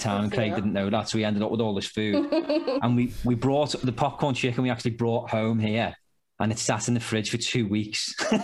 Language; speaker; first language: English; native; English